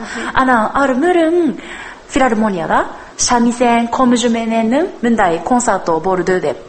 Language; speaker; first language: Kyrgyz; non-native, learner; Japanese